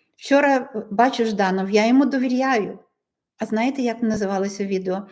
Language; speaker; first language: Ukrainian; native; Ukrainian